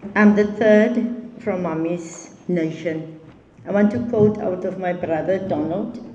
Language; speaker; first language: English; non-native, local second language; Afrikaans